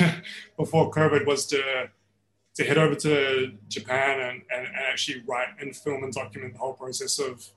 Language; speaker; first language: English; native; English